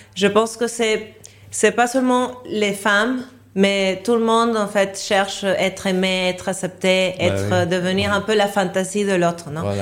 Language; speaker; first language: French; non-native, fluent; Spanish